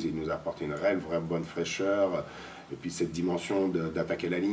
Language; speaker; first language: French; native; French